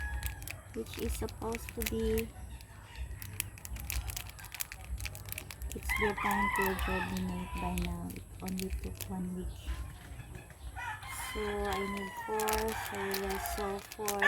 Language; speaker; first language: English; non-native, local second language; Filipino